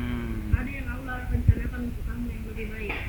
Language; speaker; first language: Indonesian; native; Indonesian